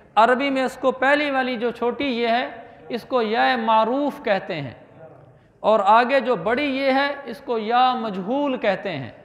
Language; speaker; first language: Urdu; native; Urdu